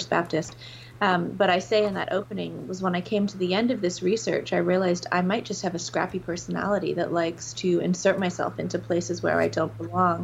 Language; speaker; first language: English; native; English